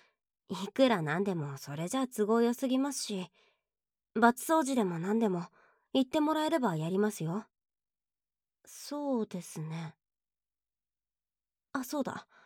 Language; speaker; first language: Japanese; native; Japanese